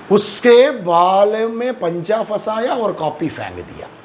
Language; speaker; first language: Hindi; non-native, local second language; Malayalam